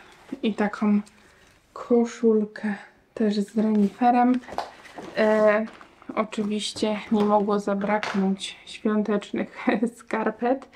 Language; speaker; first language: Polish; native; Polish